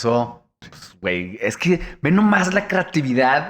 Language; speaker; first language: Spanish; native; Spanish